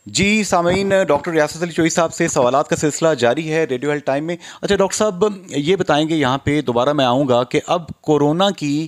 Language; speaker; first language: Urdu; non-native, local second language; Pahari-Potwari